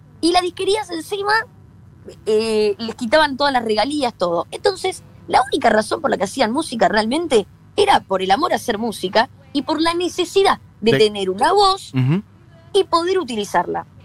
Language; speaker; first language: Spanish; native; Spanish